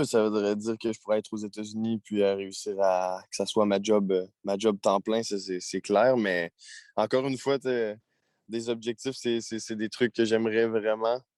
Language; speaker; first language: French; native; French